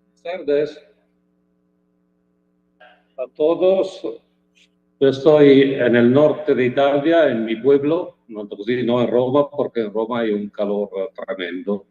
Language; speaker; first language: Spanish; non-native, fluent; Italian